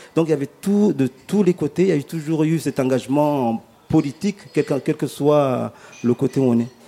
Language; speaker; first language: French; early bilingual, other home language; Ngazidja Comorian